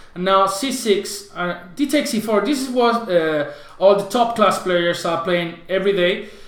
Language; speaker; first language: English; non-native, fluent; Spanish